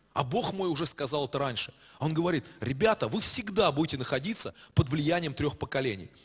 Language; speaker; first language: Russian; native; Russian